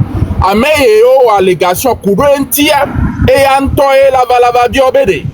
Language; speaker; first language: French; non-native, local second language; Ewe